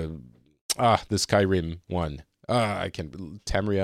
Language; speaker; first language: English; non-native, fluent; French